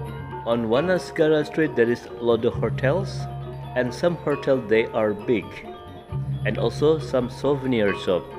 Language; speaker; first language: English; non-native, learner; Indonesian